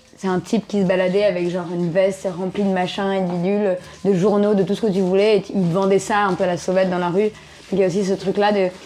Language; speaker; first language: French; native; French